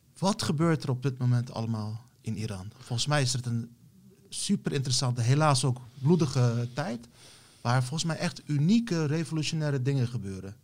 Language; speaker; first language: Dutch; early bilingual, other home language; Turkish